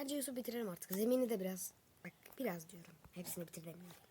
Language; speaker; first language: Turkish; native; Turkish